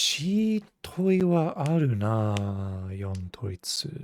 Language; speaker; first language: Japanese; non-native, fluent; English